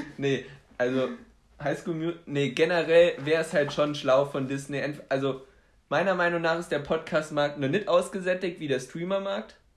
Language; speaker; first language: German; early bilingual, other home language; Polish